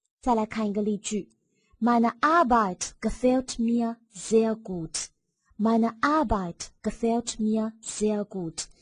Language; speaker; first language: German; non-native, fluent; Chinese